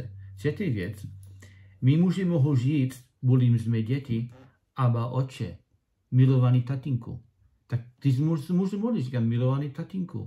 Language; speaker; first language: Czech; non-native, learner; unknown